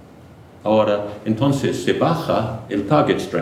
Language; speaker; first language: Spanish; non-native, fluent; English